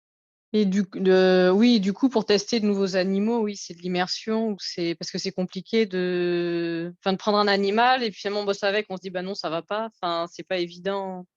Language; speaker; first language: French; native; French